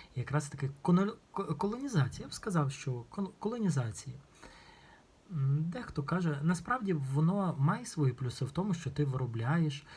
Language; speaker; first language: Ukrainian; non-native, local second language; Russian